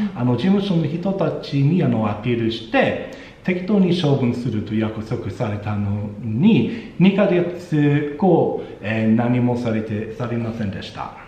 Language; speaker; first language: Japanese; non-native, fluent; English